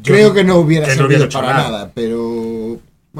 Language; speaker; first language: Spanish; native; Spanish